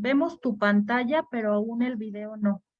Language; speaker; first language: Spanish; native; Spanish